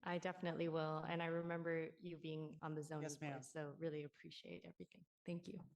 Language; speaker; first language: English; non-native, local second language; Cantonese